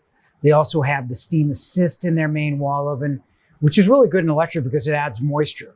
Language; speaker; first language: English; native; English